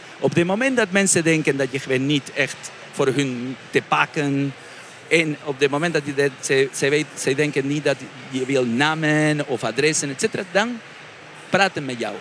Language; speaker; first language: Dutch; non-native, fluent; Spanish